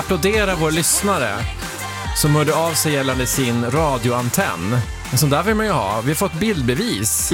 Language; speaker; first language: Swedish; native; Swedish